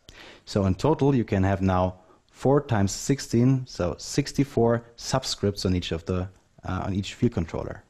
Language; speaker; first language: English; non-native, fluent; German